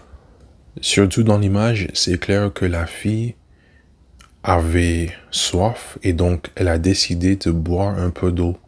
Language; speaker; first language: French; non-native, learner; English